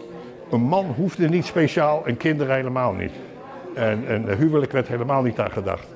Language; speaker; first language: Dutch; native; Dutch